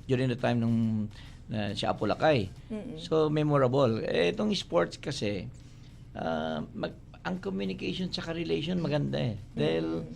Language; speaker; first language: Filipino; native; Filipino